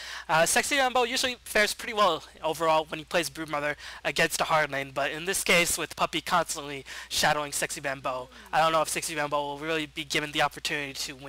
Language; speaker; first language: English; native; English